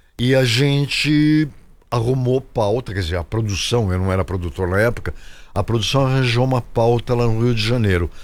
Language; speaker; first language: Portuguese; native; Portuguese